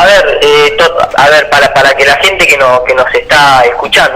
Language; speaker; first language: Spanish; native; Spanish